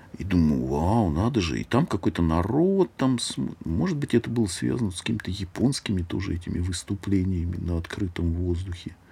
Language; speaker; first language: Russian; native; Russian